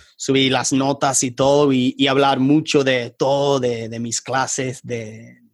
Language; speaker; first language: Spanish; non-native, fluent; English